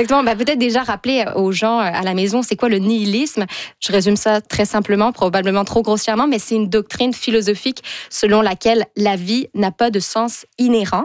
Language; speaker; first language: French; native; French